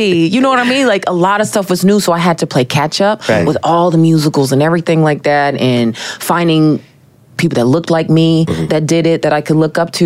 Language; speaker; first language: English; native; English